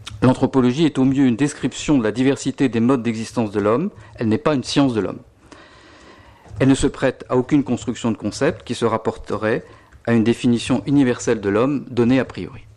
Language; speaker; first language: French; native; French